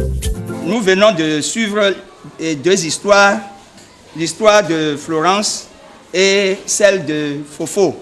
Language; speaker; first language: French; native; French